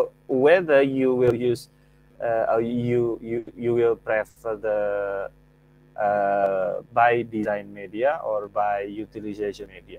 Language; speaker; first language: English; non-native, fluent; Indonesian